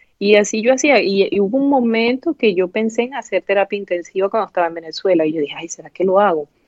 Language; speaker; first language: Spanish; native; Spanish